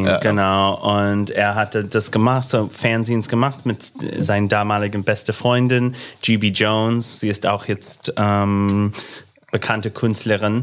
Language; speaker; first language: German; non-native, fluent; English